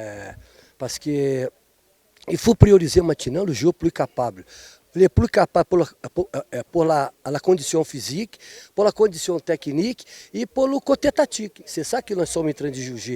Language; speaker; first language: French; non-native, fluent; Portuguese